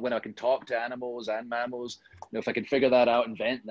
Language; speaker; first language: English; native; English